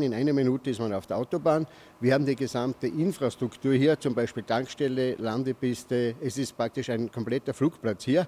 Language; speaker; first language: German; native; German